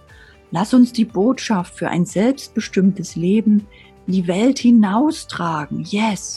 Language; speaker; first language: German; native; German